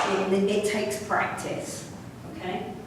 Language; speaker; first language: English; native; English